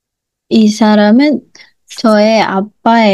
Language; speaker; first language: Korean; non-native, learner; Filipino